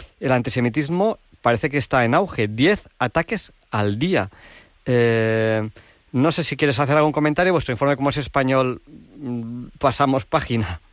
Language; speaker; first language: Spanish; native; Spanish